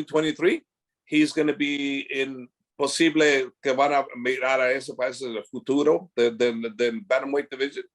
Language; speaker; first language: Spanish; early bilingual, heritage; English